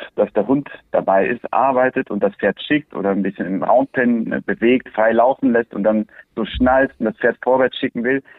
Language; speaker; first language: German; early bilingual, other home language; Spanish